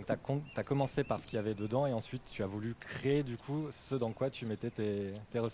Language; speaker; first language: French; native; French